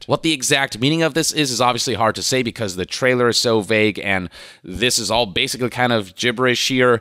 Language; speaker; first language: English; native; English